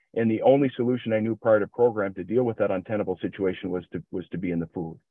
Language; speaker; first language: English; native; English